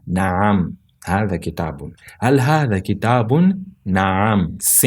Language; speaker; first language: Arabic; non-native, fluent; Portuguese